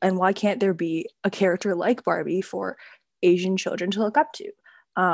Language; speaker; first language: English; native; English